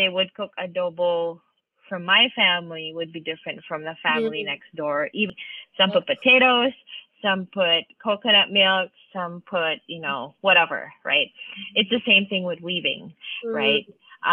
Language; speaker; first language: English; non-native, local second language; Filipino